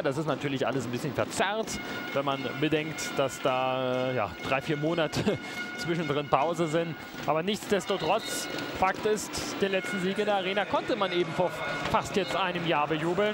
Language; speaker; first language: German; native; German